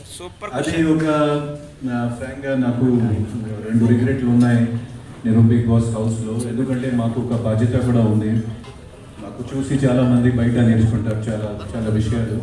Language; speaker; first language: Telugu; non-native, fluent; Hindi